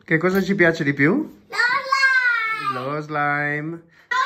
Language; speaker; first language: Italian; native; Italian